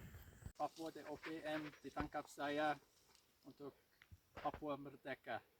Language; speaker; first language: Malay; non-native, learner; English